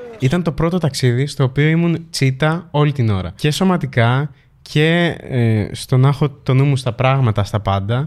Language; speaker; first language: Greek; early bilingual, other home language; Ukrainian